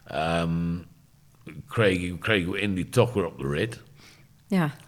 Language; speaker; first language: Dutch; non-native, fluent; English